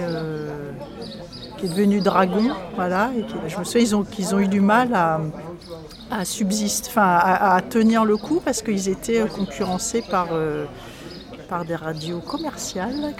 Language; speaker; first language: French; native; French